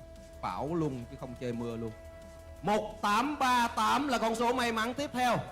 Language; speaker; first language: Vietnamese; native; Vietnamese